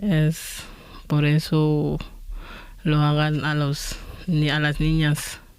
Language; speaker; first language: Spanish; non-native, fluent; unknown